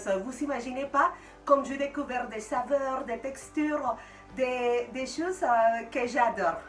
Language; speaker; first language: French; non-native, fluent; Spanish